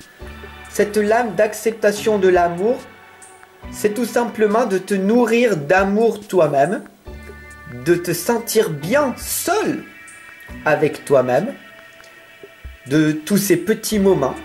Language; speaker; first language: French; native; French